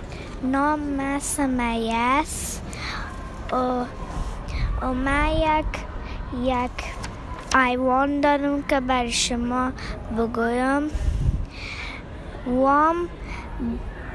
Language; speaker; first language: English; non-native, learner; Persian